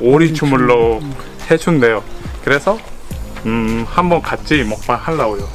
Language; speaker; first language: Korean; non-native, learner; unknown